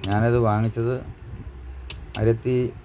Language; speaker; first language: Malayalam; native; Malayalam